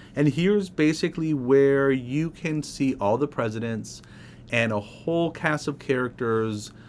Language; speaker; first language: English; native; English